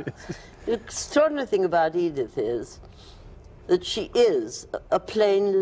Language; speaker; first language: English; native; English